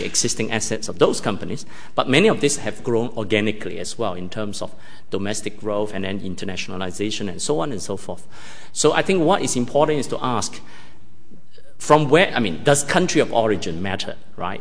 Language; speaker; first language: English; non-native, local second language; Cantonese